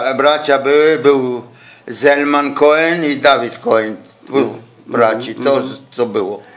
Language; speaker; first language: Polish; non-native, local second language; Yiddish